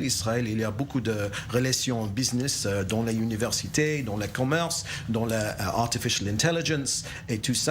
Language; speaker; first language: French; non-native, learner; English